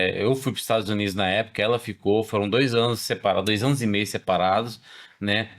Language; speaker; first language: Portuguese; early bilingual, heritage; Portuguese